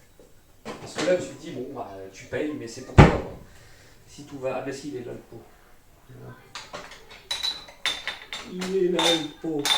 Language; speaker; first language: French; native; French